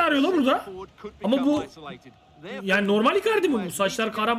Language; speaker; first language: Turkish; native; Turkish